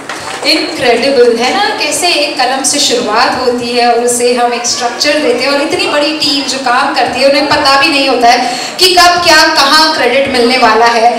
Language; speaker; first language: Hindi; native; Hindi